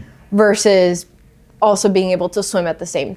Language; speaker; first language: English; native; English